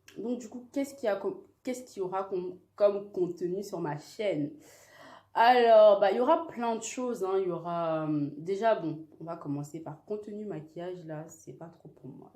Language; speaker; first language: French; early bilingual, other home language; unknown